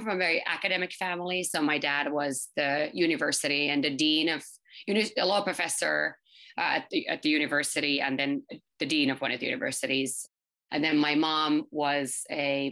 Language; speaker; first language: English; non-native, fluent; Finnish